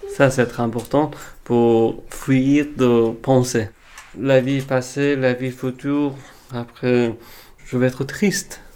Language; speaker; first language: French; non-native, fluent; Persian